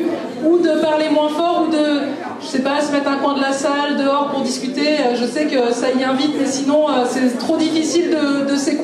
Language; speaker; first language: French; native; French